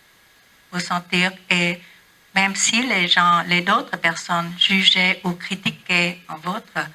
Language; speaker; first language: French; non-native, learner; Vietnamese